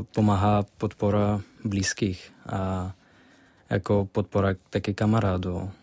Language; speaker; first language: Czech; non-native, fluent; Russian